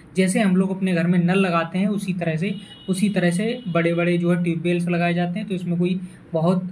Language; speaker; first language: Hindi; native; Hindi